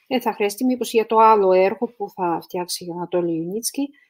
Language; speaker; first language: Greek; non-native, fluent; Russian